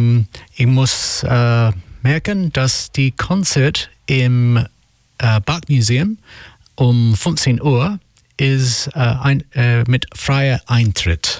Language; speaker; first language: German; non-native, learner; English